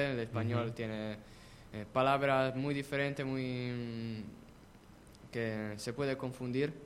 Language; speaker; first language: Spanish; non-native, learner; Italian